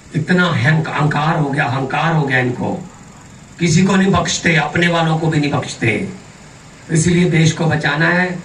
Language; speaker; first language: Hindi; non-native, local second language; Punjabi